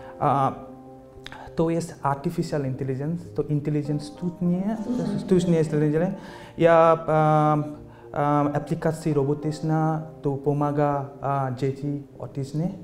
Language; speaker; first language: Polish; non-native, learner; Assamese